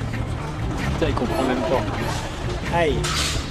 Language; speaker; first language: French; native; French